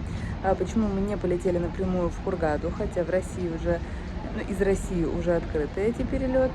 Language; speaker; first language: Russian; native; Russian